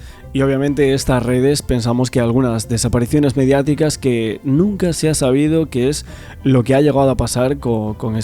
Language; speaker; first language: Spanish; native; Spanish